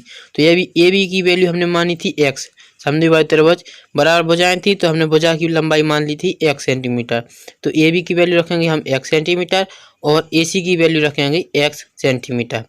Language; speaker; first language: Hindi; native; Hindi